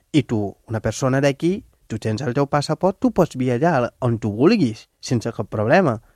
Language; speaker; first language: Catalan; non-native, fluent; Wolof